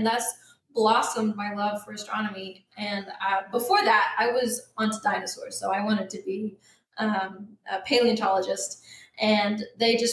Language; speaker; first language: English; native; English